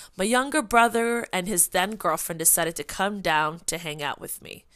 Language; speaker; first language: English; non-native, fluent; Swedish